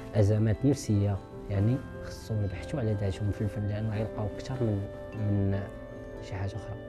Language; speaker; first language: Arabic; native; Arabic